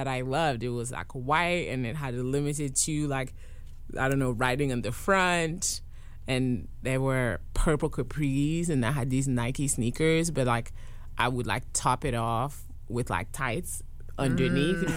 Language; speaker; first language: English; non-native, fluent; French